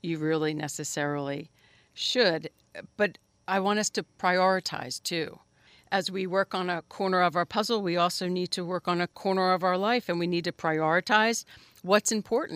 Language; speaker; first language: English; native; English